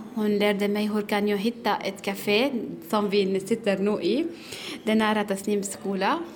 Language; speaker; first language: Swedish; non-native, learner; Arabic